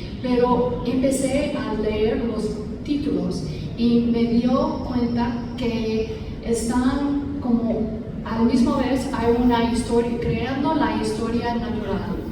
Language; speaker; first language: Spanish; non-native, fluent; English